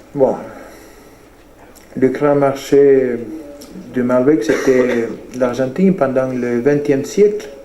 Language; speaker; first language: French; non-native, fluent; Spanish